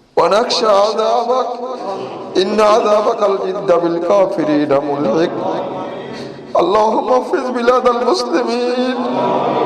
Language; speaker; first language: Arabic; non-native, fluent; Bangla